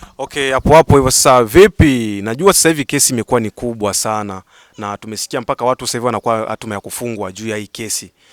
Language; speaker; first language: Swahili; native; Swahili